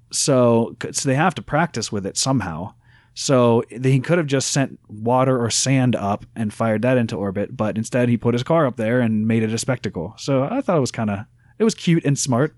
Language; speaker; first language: English; native; English